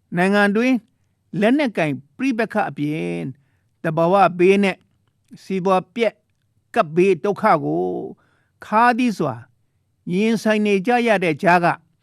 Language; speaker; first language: Burmese; non-native, local second language; Shan